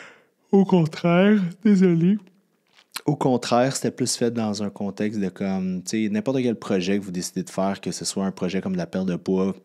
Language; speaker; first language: French; native; French